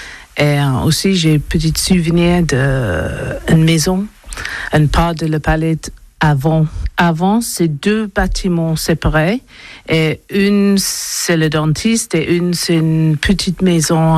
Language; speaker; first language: French; non-native, learner; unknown